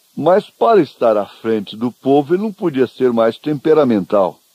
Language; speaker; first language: Portuguese; native; Portuguese